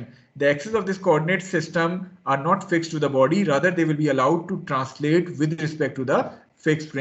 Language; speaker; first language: English; non-native, local second language; Hindi